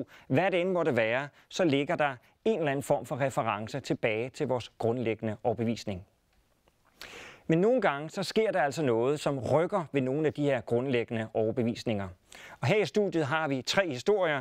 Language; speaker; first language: Danish; native; Danish